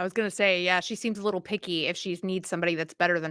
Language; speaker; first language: English; native; English